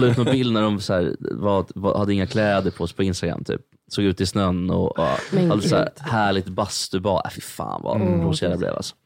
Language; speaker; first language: Swedish; native; Swedish